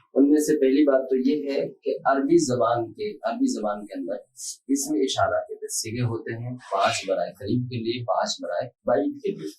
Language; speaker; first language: Urdu; native; Urdu